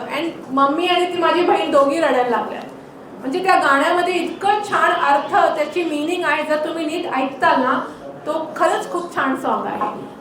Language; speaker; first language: Marathi; non-native, fluent; Punjabi